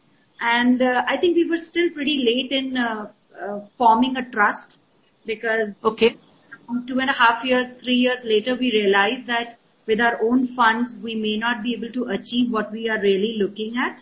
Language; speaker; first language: English; non-native, local second language; Hindi